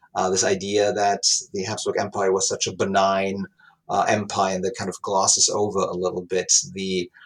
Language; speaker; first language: English; non-native, fluent; Italian